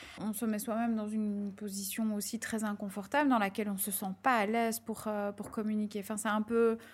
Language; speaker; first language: French; native; French